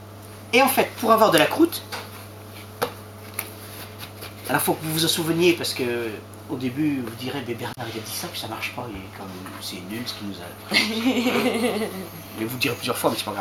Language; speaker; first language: French; native; French